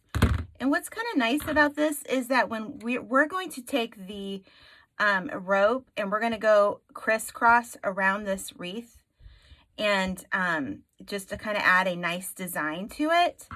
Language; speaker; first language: English; native; English